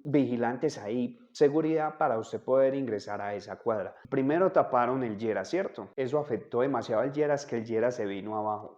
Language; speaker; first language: Spanish; native; Spanish